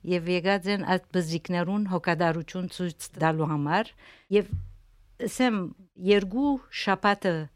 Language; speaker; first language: Armenian; early bilingual, heritage; Armenian